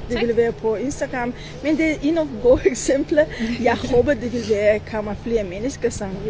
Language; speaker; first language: Danish; non-native, learner; Armenian